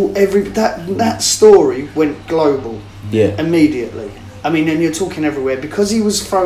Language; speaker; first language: English; native; English